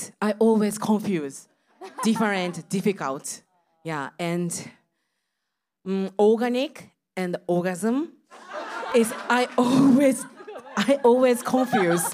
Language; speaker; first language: English; non-native, learner; Japanese